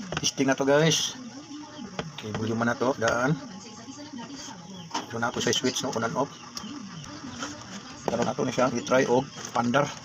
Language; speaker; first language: Cebuano; native; Cebuano